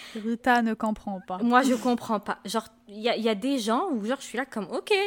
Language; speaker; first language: French; native; French